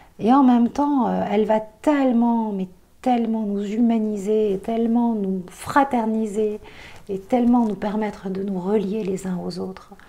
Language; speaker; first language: French; native; French